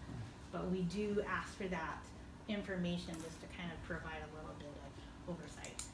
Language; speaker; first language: English; native; English